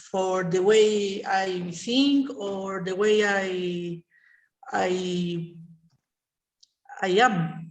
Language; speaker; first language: English; non-native, learner; Spanish